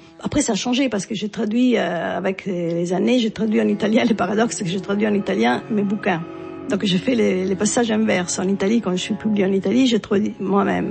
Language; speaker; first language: French; non-native, fluent; Italian